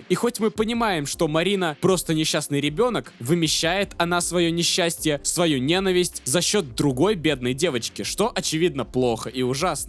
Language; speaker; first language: Russian; native; Russian